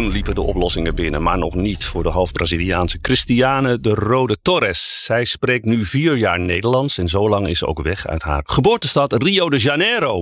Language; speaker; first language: Dutch; native; Dutch